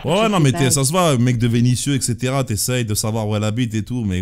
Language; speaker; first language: French; native; French